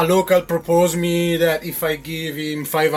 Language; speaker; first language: English; non-native, fluent; Italian